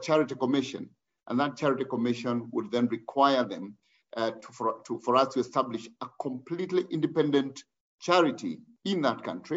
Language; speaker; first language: English; non-native, local second language; Kikuyu